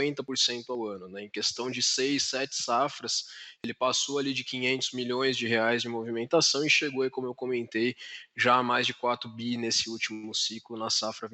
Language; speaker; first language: Portuguese; native; Portuguese